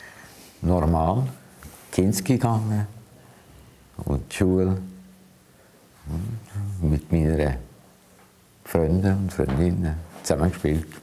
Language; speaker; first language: German; non-native, fluent; Hungarian